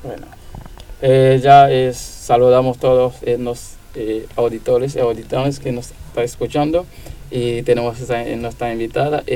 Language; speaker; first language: Spanish; non-native, learner; Haitian Creole